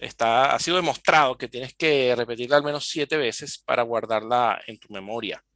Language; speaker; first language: Spanish; native; Spanish